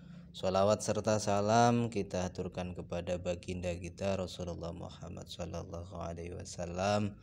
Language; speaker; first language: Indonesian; native; Indonesian